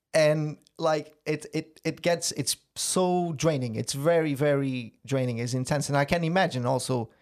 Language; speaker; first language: English; non-native, fluent; Portuguese